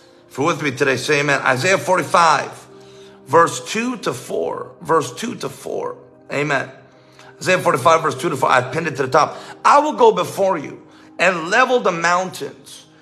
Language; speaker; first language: English; native; English